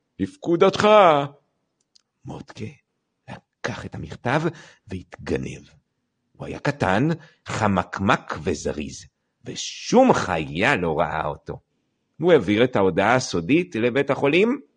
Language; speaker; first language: Hebrew; native; Hebrew